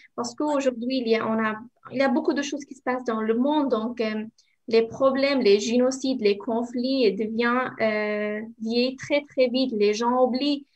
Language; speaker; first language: French; non-native, learner; Arabic